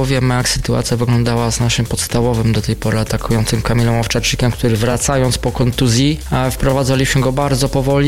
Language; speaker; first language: Polish; native; Polish